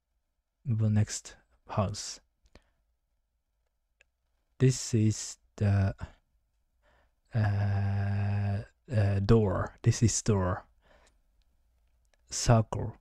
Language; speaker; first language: English; non-native, learner; Japanese